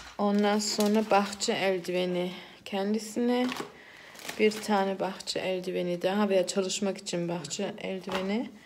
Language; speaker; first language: Turkish; early bilingual, heritage; Turkish